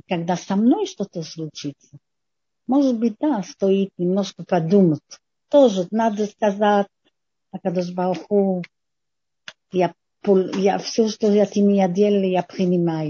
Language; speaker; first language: Russian; non-native, fluent; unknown